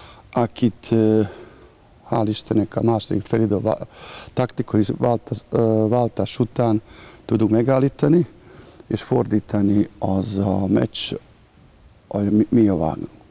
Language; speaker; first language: Hungarian; non-native, learner; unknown